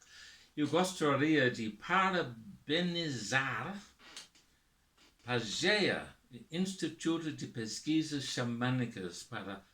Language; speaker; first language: Portuguese; non-native, learner; English